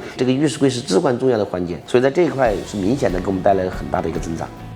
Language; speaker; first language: Chinese; native; Chinese